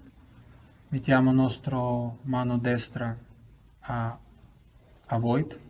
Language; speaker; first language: Italian; non-native, learner; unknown